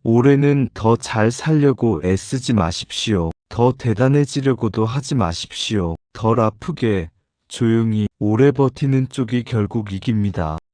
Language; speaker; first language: Korean; native; Korean